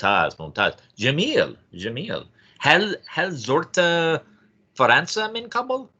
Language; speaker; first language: Arabic; non-native, fluent; English